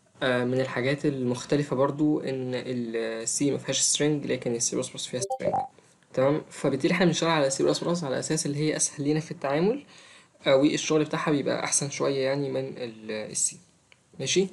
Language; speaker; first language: Arabic; native; Arabic